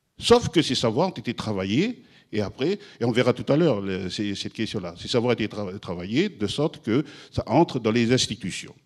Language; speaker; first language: French; non-native, local second language; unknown